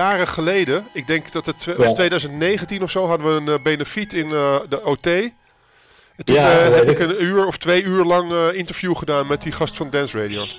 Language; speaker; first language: Dutch; native; Dutch